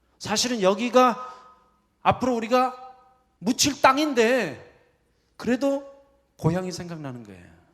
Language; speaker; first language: Korean; early bilingual, heritage; Korean